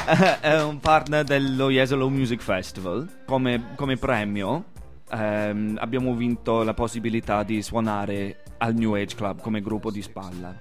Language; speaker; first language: Italian; non-native, fluent; English